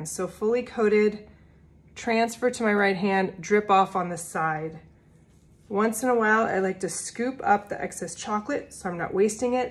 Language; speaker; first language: English; native; English